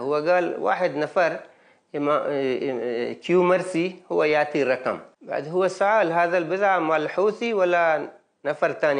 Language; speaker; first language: Arabic; non-native, learner; Baluchi